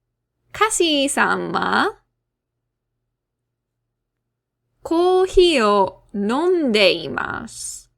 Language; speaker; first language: Japanese; non-native, fluent; English